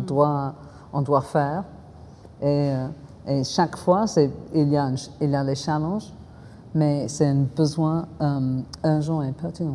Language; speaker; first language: French; non-native, fluent; English